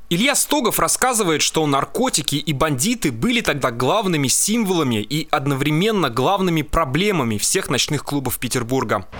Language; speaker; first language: Russian; native; Russian